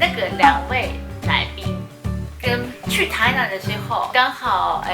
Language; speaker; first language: Chinese; non-native, fluent; Japanese